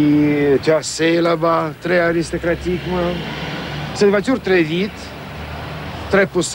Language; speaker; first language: French; non-native, learner; Russian